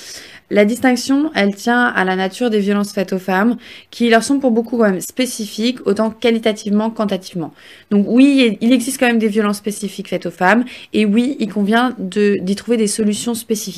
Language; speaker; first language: French; native; French